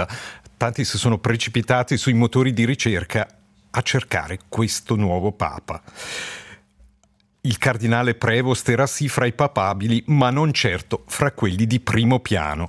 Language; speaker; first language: Italian; native; Italian